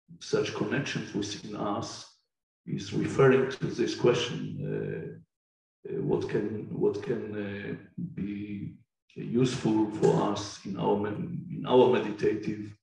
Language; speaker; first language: English; non-native, fluent; Hebrew